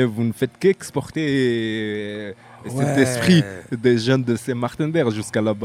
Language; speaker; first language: French; native; French